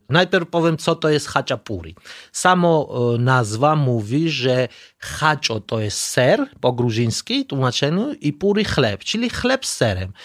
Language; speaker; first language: Polish; non-native, learner; Georgian